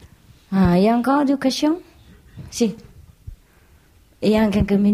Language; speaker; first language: French; non-native, learner; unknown